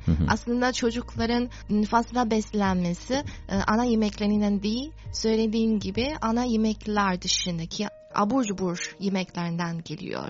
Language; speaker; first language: Turkish; non-native, fluent; Chinese